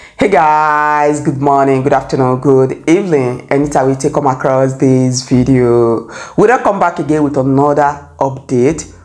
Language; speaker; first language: Nigerian Pidgin; native; Nigerian Pidgin